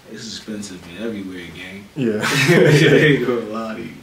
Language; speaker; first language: English; native; English